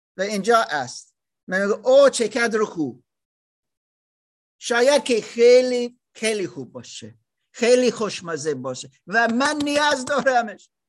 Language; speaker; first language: Persian; non-native, learner; German